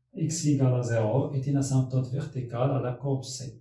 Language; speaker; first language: French; non-native, local second language; Arabic